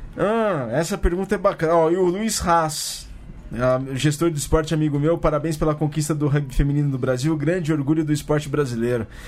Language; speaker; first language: Portuguese; native; Portuguese